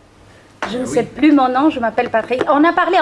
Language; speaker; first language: French; non-native, fluent; Greek